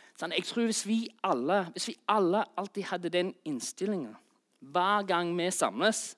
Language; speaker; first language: Norwegian; non-native, fluent; English